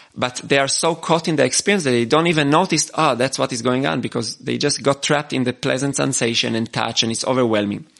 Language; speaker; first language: English; non-native, fluent; Hebrew